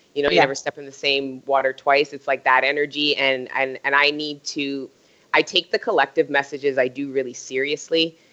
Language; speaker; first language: English; native; English